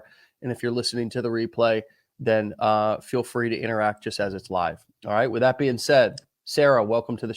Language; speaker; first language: English; native; English